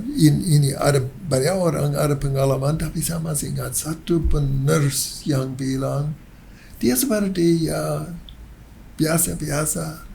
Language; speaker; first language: Indonesian; non-native, learner; English